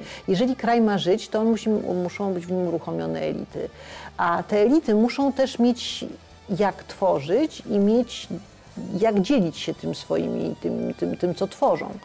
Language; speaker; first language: Polish; native; Polish